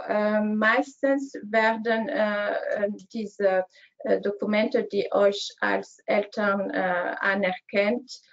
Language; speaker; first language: German; non-native, learner; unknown